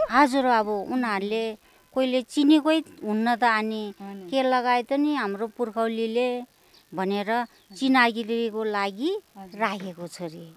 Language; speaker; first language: Nepali; non-native, local second language; Gurung